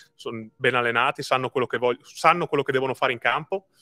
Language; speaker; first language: Italian; native; Italian